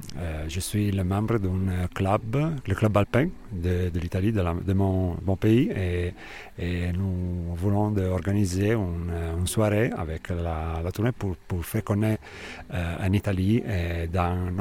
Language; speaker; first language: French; non-native, learner; Italian